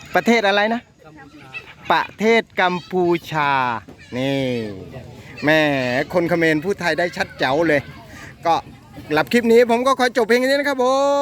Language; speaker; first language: Thai; native; Thai